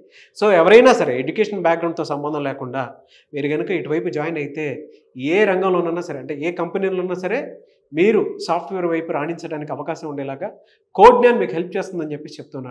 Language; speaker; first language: Telugu; native; Telugu